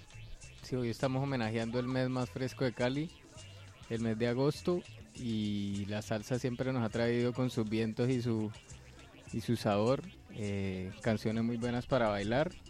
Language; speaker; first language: Spanish; native; Spanish